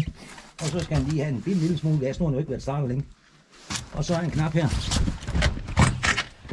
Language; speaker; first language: Danish; native; Danish